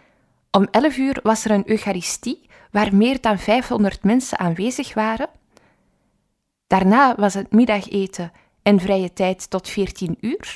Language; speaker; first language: Dutch; native; Dutch